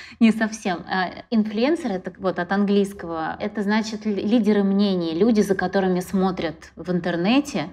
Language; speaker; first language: Russian; native; Russian